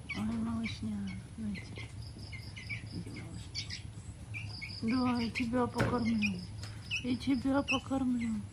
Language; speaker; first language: Russian; native; Russian